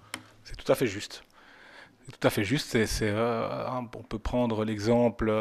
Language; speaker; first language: French; native; French